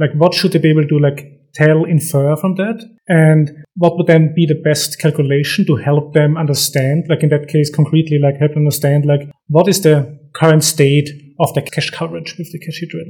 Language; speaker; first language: English; non-native, fluent; German